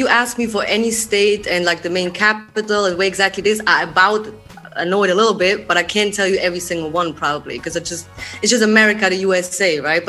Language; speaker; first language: English; non-native, fluent; Swiss German